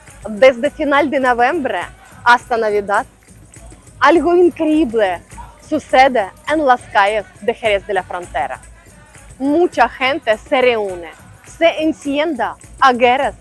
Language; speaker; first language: Spanish; non-native, learner; Ukrainian